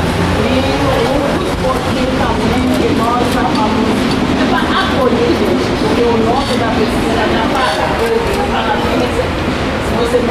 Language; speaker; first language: Portuguese; non-native, learner; Haitian Creole